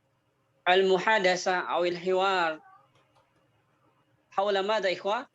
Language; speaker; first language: Arabic; non-native, fluent; Indonesian